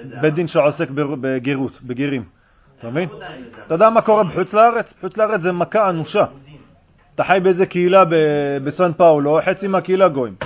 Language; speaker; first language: Hebrew; native; Hebrew